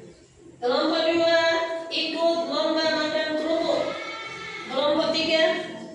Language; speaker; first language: Indonesian; native; Indonesian